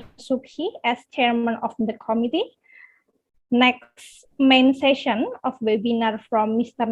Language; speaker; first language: English; non-native, learner; Indonesian